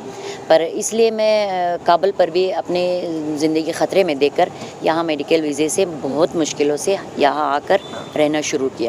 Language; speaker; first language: Hindi; non-native, fluent; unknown